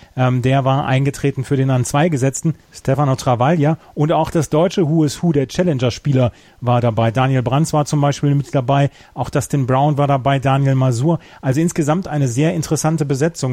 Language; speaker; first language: German; native; German